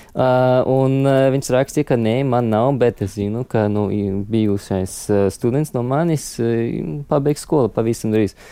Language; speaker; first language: Latvian; non-native, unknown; English